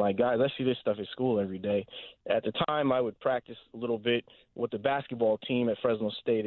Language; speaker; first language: English; native; English